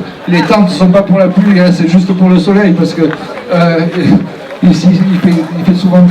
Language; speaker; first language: French; native; French